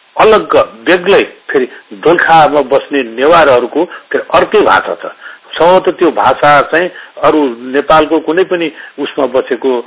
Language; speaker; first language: Nepali; non-native, local second language; Newari